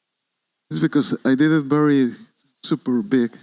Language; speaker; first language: English; non-native, learner; Spanish